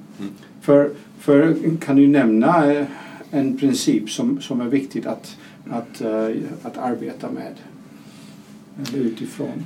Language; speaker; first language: Swedish; non-native, fluent; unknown